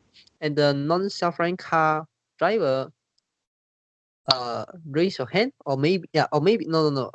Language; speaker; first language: English; non-native, learner; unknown